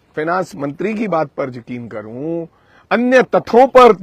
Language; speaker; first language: Hindi; non-native, local second language; Punjabi